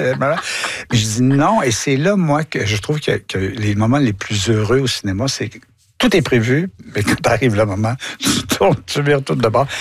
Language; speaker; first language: French; native; French